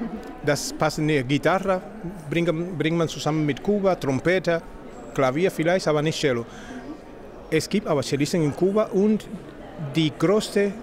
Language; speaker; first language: German; non-native, fluent; Spanish